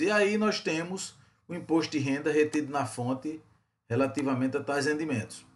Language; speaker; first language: Portuguese; native; Portuguese